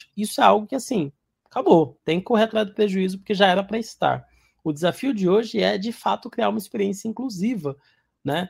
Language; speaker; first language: Portuguese; native; Portuguese